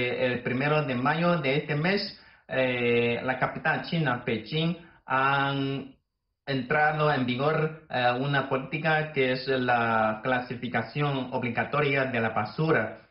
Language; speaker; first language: Spanish; non-native, fluent; Chinese